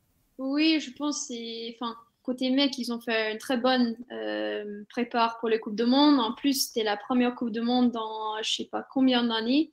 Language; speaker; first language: French; non-native, fluent; English